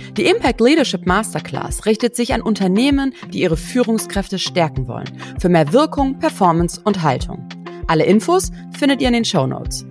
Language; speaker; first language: German; native; German